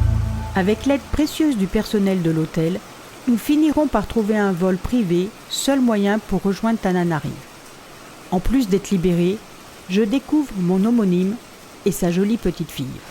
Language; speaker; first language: French; native; French